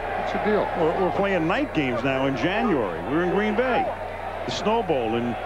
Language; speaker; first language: English; native; English